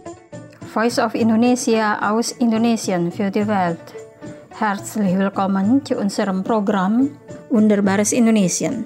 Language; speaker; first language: German; non-native, fluent; Indonesian